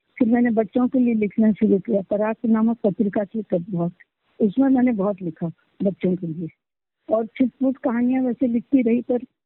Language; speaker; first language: Hindi; non-native, local second language; Marathi